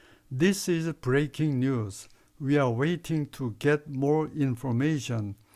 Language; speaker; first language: English; non-native, fluent; Korean